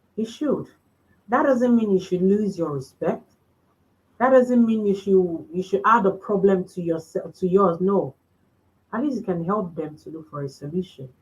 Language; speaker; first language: English; non-native, local second language; Yoruba